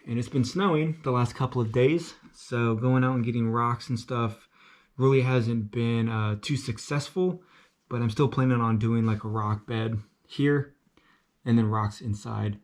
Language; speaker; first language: English; native; English